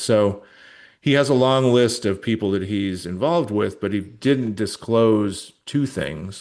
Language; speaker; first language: English; native; English